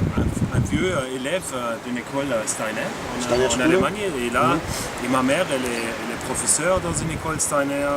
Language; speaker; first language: French; non-native, fluent; German